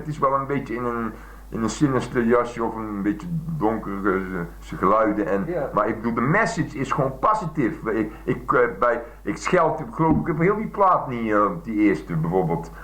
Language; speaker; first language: Dutch; native; Dutch